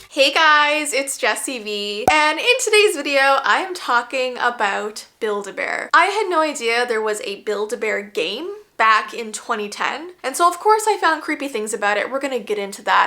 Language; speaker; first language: English; native; English